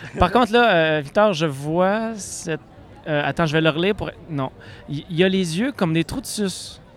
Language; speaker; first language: French; native; French